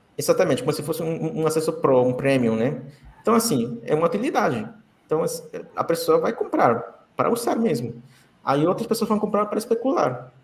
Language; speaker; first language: Portuguese; non-native, fluent; Spanish